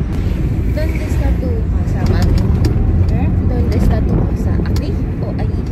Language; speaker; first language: Spanish; non-native, learner; Filipino